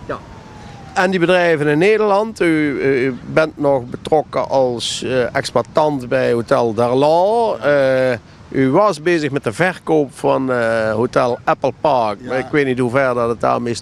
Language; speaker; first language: Dutch; native; Dutch